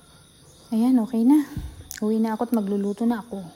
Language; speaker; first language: Filipino; non-native, local second language; Iloko